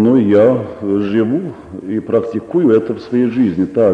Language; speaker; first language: Russian; non-native, local second language; Estonian